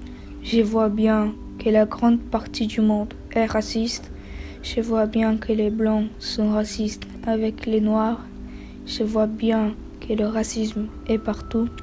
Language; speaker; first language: French; non-native, learner; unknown